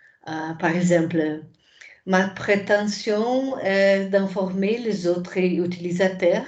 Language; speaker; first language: French; non-native, fluent; Portuguese